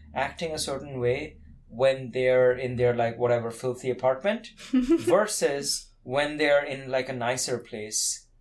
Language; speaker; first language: English; non-native, local second language; Bangla